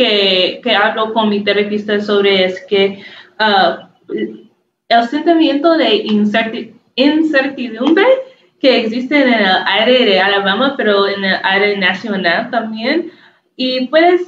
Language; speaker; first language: Spanish; non-native, learner; English